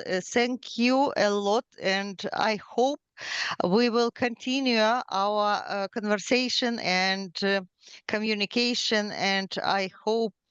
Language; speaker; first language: English; non-native, learner; Ukrainian